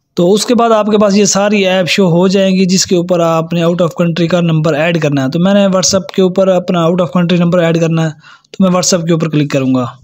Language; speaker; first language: Urdu; non-native, local second language; Punjabi